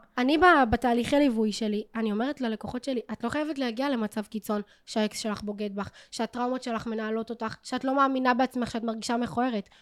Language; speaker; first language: Hebrew; native; Hebrew